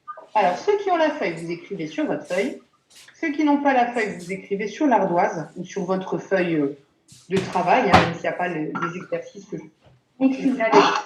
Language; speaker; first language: French; native; French